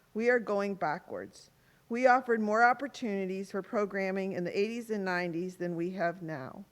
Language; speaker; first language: English; native; English